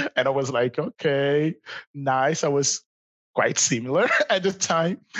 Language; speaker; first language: English; non-native, fluent; Portuguese